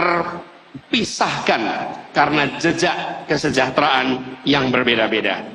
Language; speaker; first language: Indonesian; native; Indonesian